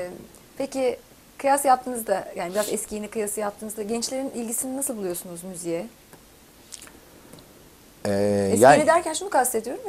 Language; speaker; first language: Turkish; native; Turkish